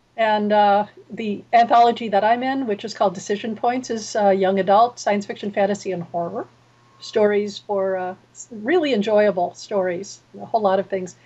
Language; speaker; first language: English; native; English